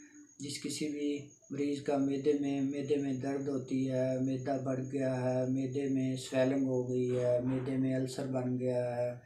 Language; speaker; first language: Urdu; non-native, local second language; Punjabi